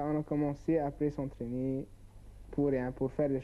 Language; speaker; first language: French; non-native, learner; Arabic